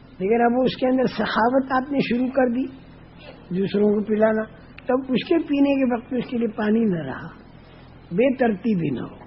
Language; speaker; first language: Urdu; non-native, local second language; Gujarati